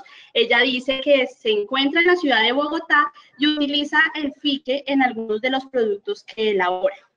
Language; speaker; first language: Spanish; native; Spanish